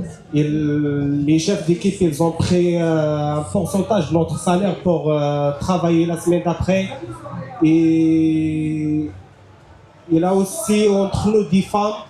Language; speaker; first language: French; non-native, learner; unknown